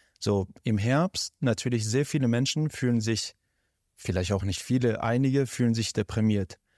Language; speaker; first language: German; non-native, fluent; Persian